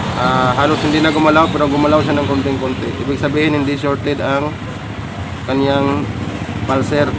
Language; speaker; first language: Filipino; non-native, local second language; Cebuano